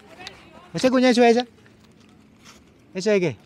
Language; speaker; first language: Portuguese; non-native, learner; Vietnamese